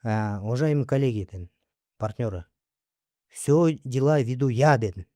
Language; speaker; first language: Russian; non-native, local second language; Kyrgyz